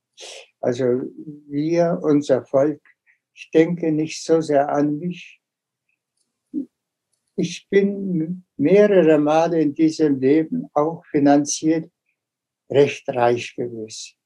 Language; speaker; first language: German; non-native, fluent; Tuvinian